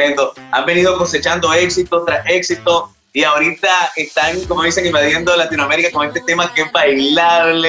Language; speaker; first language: Spanish; native; Spanish